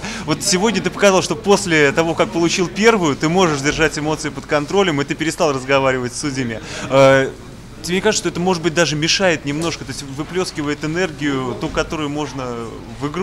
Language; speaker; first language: Russian; native; Russian